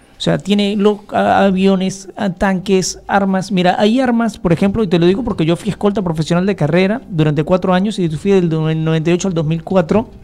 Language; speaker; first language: Spanish; native; Spanish